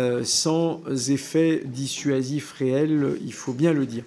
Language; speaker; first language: French; native; French